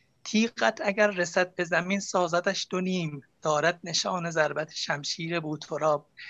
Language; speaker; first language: Persian; non-native, local second language; Azerbaijani